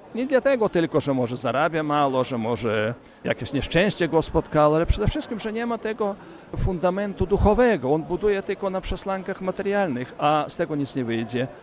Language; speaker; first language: Polish; early bilingual, heritage; Polish